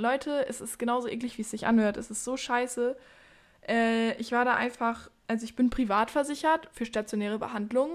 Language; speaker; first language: German; native; German